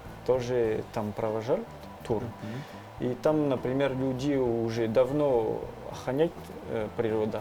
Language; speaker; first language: Russian; non-native, learner; French